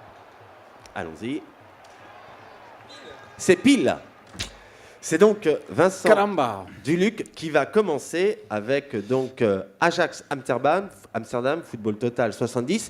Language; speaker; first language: French; native; French